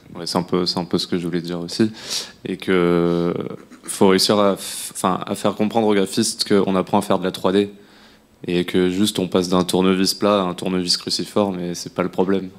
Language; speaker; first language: French; native; French